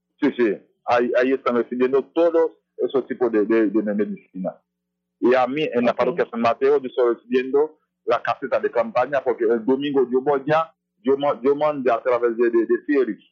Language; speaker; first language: Spanish; non-native, fluent; Haitian Creole